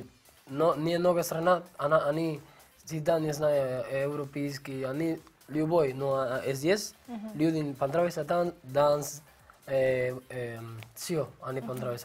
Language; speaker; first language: Russian; non-native, learner; Spanish